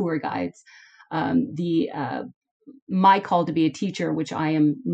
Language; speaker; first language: English; native; English